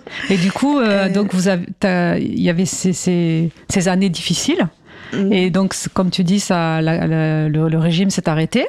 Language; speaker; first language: French; native; French